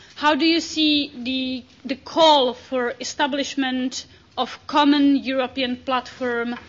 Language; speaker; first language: English; non-native, fluent; Czech